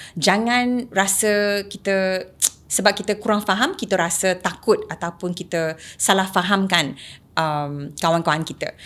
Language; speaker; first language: Malay; non-native, local second language; Chinese